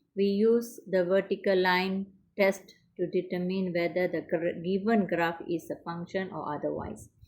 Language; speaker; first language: English; non-native, local second language; Malay